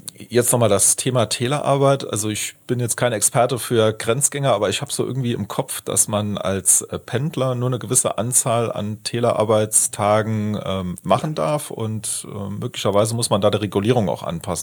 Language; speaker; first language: German; native; German